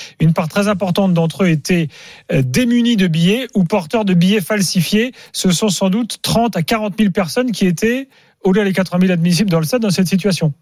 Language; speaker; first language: French; native; French